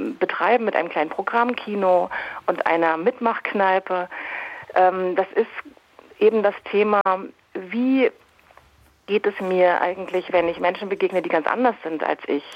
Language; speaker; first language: German; native; German